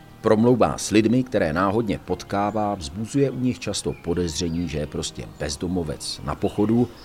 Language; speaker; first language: Czech; native; Czech